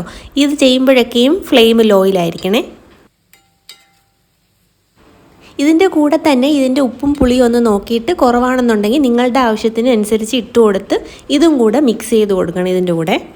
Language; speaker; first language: Malayalam; native; Malayalam